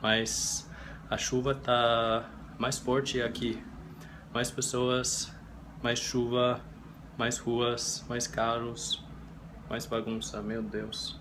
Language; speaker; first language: Portuguese; non-native, learner; English